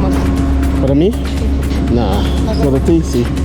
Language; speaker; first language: Spanish; non-native, learner; Haitian Creole